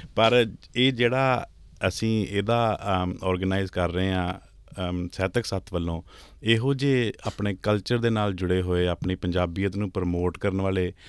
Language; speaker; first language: Punjabi; native; Punjabi